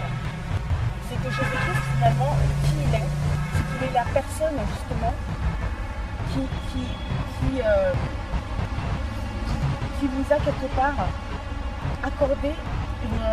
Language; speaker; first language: French; native; French